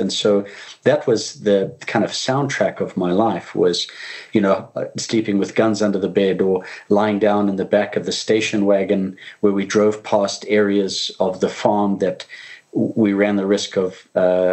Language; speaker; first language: English; native; English